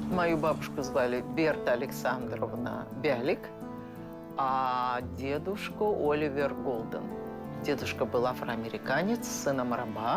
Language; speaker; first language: Russian; native; Russian